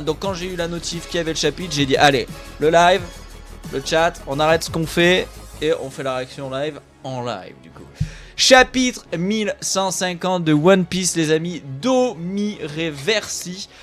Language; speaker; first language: French; native; French